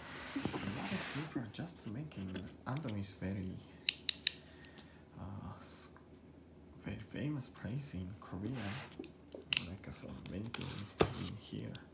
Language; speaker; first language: English; non-native, learner; Korean